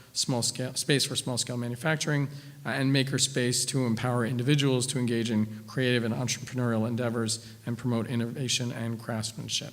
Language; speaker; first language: English; native; English